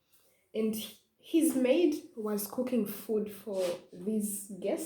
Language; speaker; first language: English; non-native, fluent; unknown